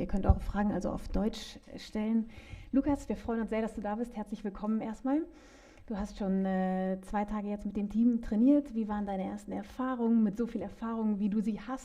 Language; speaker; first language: German; native; German